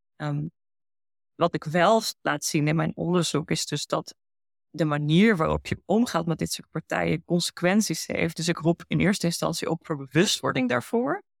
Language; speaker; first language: Dutch; early bilingual, heritage; Dutch